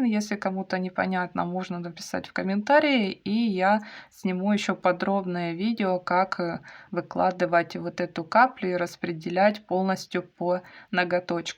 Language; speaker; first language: Russian; native; Russian